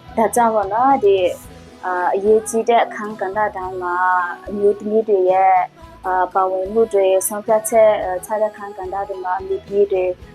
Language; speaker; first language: Burmese; non-native, local second language; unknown